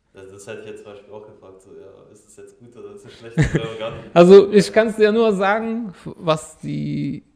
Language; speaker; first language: German; non-native, fluent; Arabic